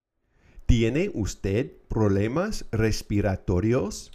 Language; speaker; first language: Spanish; non-native, fluent; English